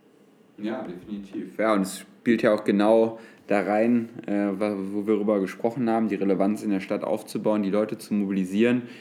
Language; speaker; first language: German; native; German